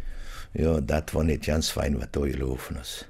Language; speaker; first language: German; native; German